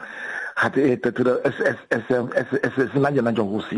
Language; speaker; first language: Hungarian; non-native, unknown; Yoruba